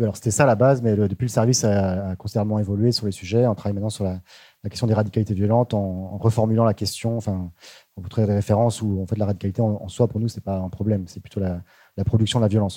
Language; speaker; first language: French; native; French